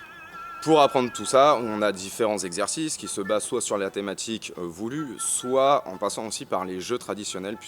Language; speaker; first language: French; native; French